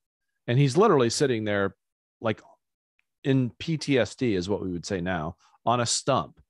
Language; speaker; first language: English; native; English